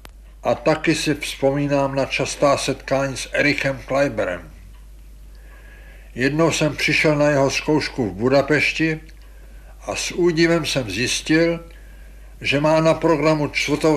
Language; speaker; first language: Czech; native; Czech